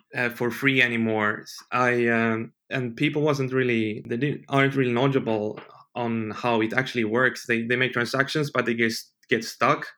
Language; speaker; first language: English; non-native, fluent; Swedish